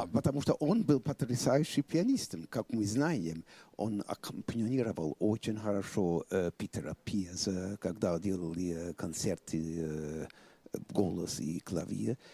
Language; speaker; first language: Russian; non-native, fluent; English